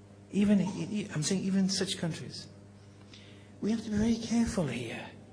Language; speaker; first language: English; native; English